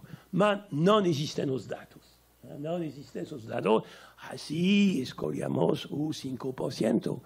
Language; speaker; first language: Portuguese; non-native, learner; French